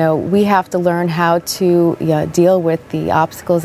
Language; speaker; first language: English; native; English